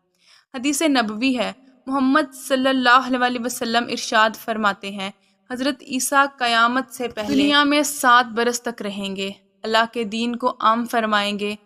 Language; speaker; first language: Urdu; native; Urdu